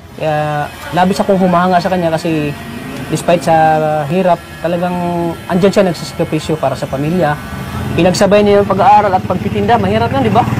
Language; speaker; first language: Filipino; non-native, local second language; Cebuano